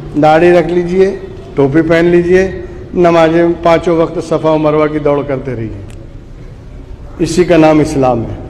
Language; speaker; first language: Urdu; native; Urdu